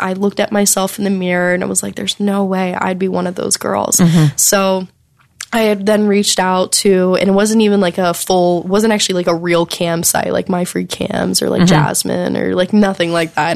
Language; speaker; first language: English; native; English